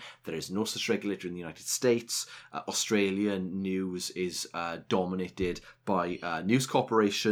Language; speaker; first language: English; native; English